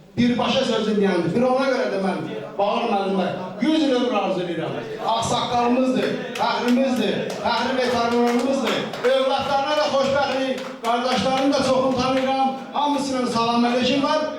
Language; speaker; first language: Azerbaijani; native; Azerbaijani